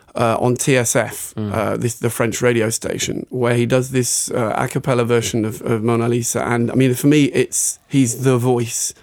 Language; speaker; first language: English; native; English